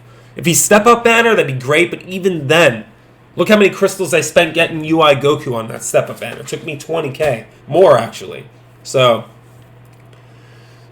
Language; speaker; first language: English; native; English